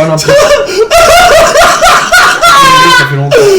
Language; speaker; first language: French; native; French